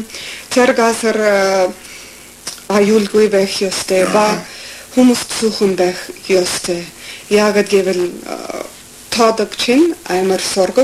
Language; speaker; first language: Mongolian; non-native, fluent; English